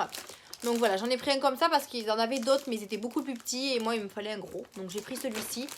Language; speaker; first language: French; native; French